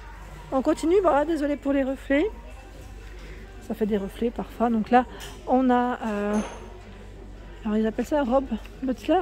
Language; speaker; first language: French; native; French